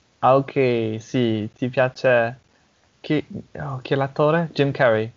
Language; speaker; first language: Italian; non-native, fluent; English